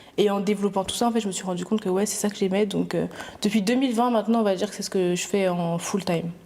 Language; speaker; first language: French; native; French